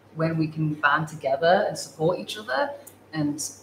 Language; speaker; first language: English; native; English